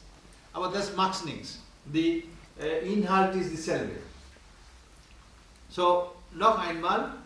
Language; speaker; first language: German; non-native, learner; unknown